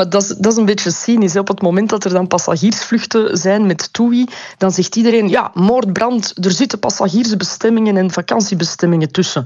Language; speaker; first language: Dutch; native; Dutch